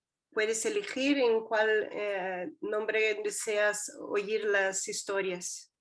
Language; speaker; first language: Spanish; non-native, fluent; Portuguese